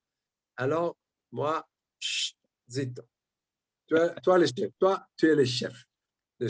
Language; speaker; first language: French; non-native, fluent; Italian